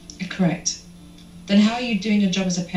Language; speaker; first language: English; native; English